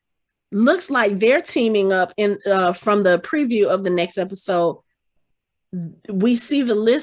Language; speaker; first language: English; native; English